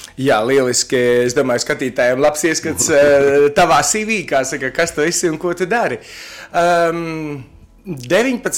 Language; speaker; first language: Latvian; native; Latvian